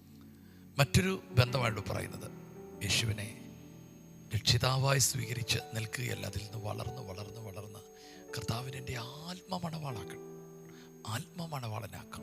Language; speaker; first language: Malayalam; native; Malayalam